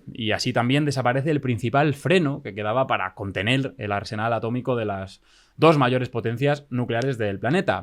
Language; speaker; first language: Spanish; native; Spanish